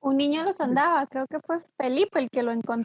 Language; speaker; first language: Spanish; native; Spanish